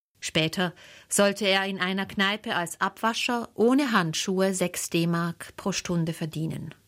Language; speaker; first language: German; native; German